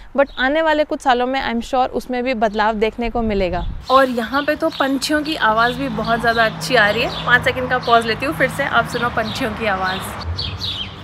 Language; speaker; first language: Hindi; native; Hindi